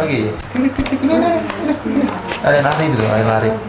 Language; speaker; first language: Indonesian; native; Indonesian